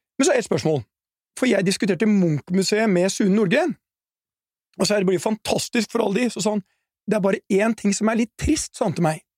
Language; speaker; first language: Norwegian; native; Norwegian